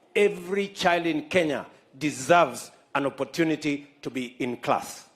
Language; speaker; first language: English; non-native, local second language; Kalenjin